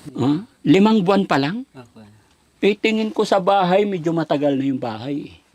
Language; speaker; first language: Filipino; native; Filipino